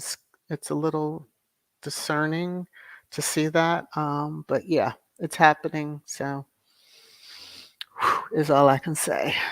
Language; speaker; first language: English; native; English